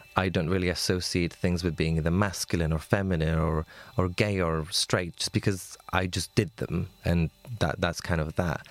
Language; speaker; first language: English; non-native, fluent; Polish